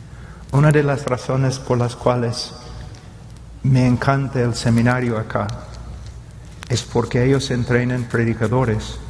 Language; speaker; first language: Spanish; non-native, fluent; English